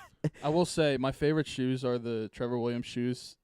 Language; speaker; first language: English; native; English